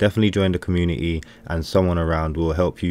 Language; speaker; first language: English; native; English